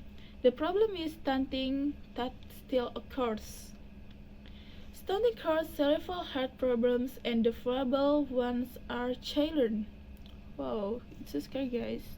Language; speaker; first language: English; non-native, learner; Indonesian